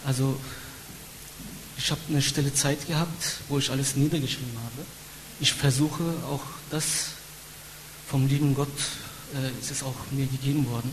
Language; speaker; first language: German; non-native, fluent; Turkish